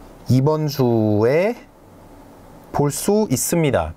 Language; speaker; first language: Korean; non-native, fluent; French